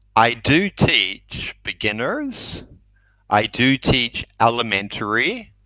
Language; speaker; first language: English; native; English